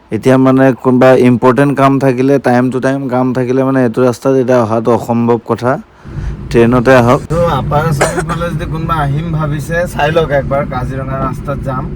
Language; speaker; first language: Assamese; native; Assamese